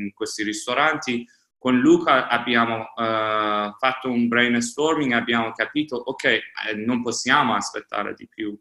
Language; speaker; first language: Italian; non-native, fluent; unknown